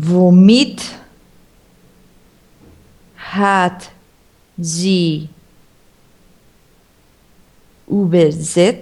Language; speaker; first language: German; non-native, learner; Spanish